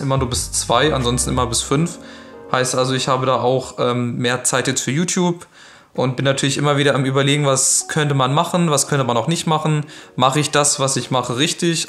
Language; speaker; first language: German; native; German